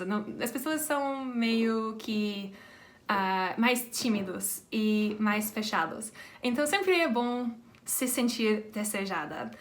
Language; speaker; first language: Portuguese; non-native, fluent; English